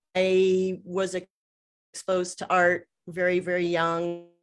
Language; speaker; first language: English; native; English